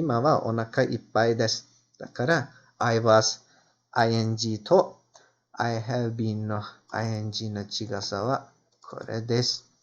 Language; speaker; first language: Japanese; non-native, fluent; Turkish